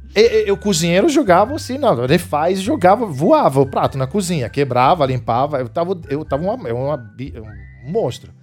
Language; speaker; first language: Portuguese; non-native, fluent; Italian